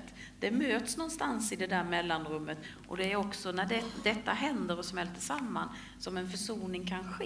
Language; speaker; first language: Swedish; native; Swedish